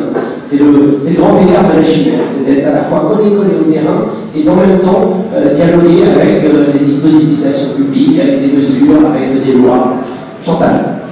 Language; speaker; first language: French; native; French